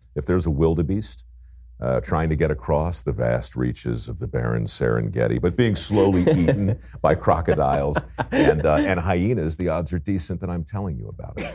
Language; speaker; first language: English; native; English